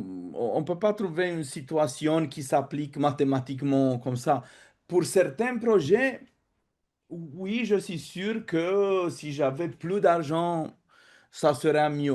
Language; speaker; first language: French; non-native, fluent; Romanian